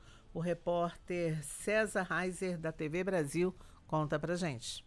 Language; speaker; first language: Portuguese; native; Portuguese